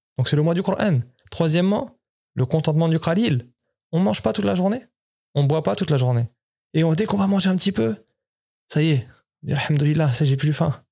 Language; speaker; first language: French; native; French